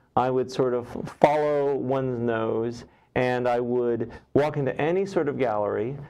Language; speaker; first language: English; native; English